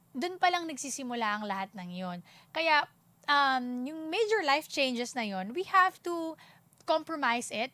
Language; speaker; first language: Filipino; non-native, local second language; Cebuano